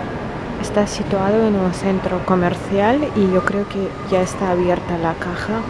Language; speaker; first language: Spanish; non-native, fluent; Russian